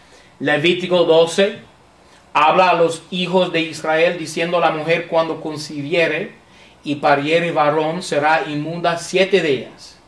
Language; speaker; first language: Spanish; non-native, fluent; English